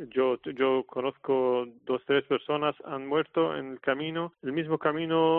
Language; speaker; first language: Spanish; non-native, learner; Arabic